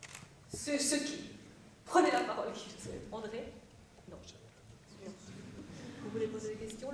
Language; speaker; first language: French; native; French